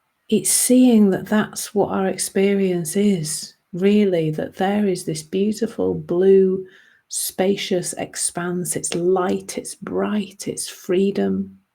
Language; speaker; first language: English; native; English